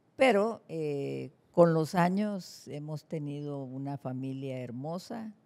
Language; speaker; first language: Spanish; native; Spanish